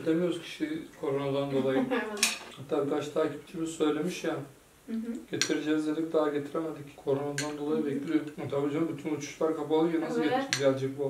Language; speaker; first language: Turkish; native; Turkish